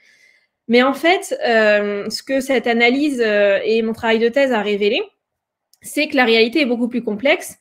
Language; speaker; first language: French; native; French